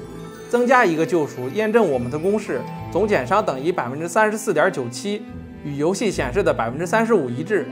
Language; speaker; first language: Chinese; native; Chinese